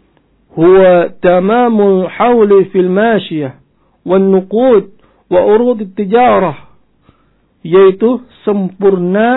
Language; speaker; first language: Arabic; non-native, fluent; Indonesian